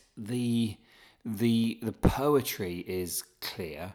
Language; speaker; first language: English; native; English